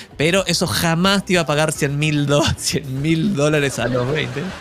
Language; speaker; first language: Spanish; native; Spanish